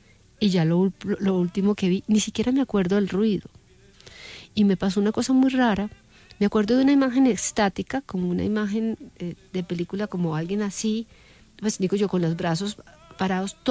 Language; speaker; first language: Spanish; native; Spanish